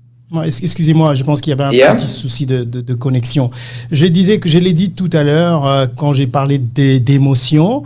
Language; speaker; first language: French; non-native, local second language; Lingala